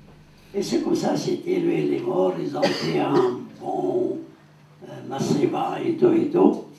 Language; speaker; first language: French; non-native, learner; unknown